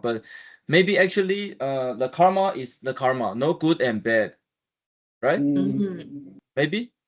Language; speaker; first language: English; non-native, learner; Chinese